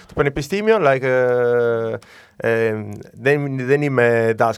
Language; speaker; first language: Greek; non-native, learner; Italian